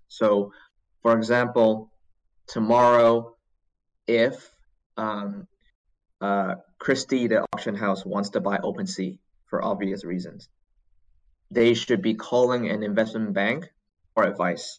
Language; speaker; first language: English; non-native, local second language; Cantonese